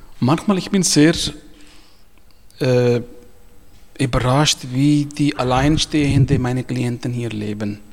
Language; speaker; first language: German; non-native, fluent; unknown